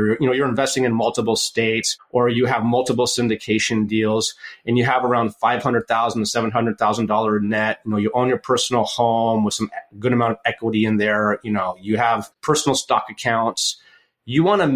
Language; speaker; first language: English; native; English